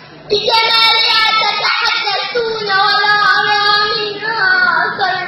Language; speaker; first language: Arabic; native; Arabic